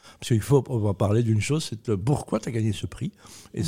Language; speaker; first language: French; non-native, fluent; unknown